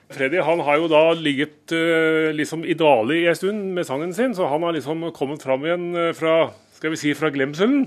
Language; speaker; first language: Norwegian; native; Norwegian